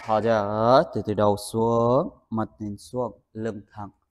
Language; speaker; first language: Vietnamese; non-native, learner; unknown